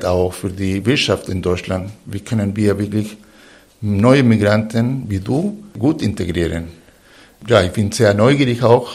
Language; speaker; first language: German; non-native, fluent; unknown